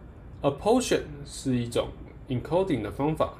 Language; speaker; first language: Chinese; native; Chinese